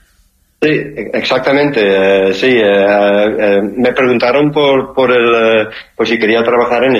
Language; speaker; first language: Spanish; early bilingual, heritage; Spanish